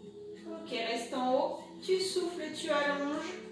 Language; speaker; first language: French; native; French